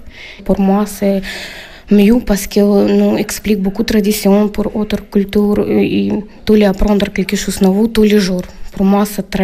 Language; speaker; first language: French; non-native, learner; Ukrainian